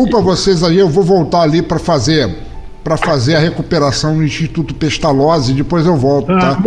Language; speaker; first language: Portuguese; native; Portuguese